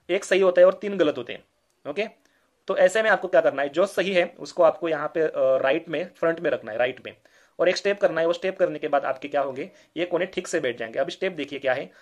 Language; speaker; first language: Hindi; non-native, local second language; Marathi